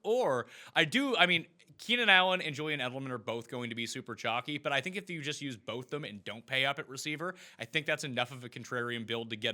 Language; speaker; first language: English; native; English